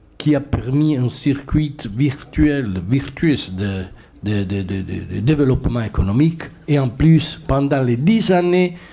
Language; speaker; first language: French; non-native, fluent; Italian